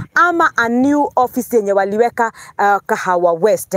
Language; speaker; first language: Swahili; non-native, local second language; Kikuyu